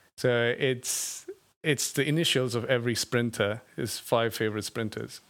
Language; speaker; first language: English; non-native, local second language; Tamil